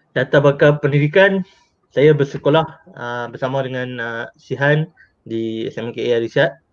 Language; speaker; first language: Malay; native; Malay